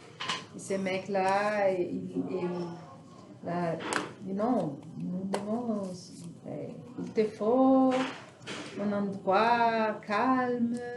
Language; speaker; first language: French; non-native, learner; Portuguese